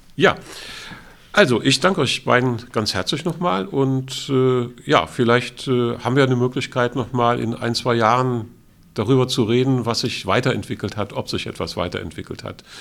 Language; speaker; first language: German; native; German